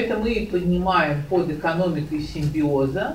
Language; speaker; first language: Russian; native; Russian